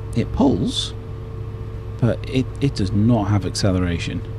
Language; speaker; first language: English; native; English